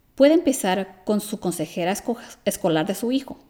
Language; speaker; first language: Spanish; early bilingual, heritage; Spanish